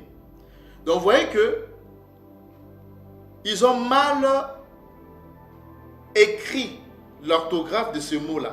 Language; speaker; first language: French; non-native, local second language; Kongo